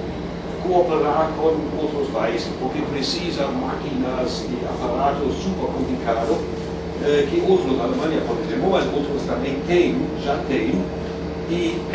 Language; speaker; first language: Portuguese; non-native, fluent; German